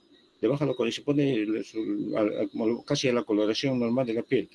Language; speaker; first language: Spanish; native; Spanish